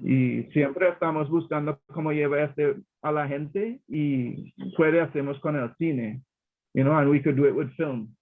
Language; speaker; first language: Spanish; non-native, learner; English